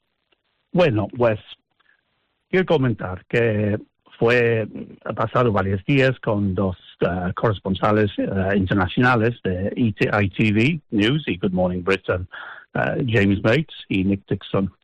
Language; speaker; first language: Spanish; non-native, fluent; English